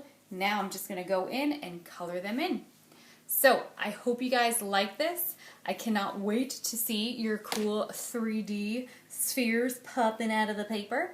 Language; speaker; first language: English; native; English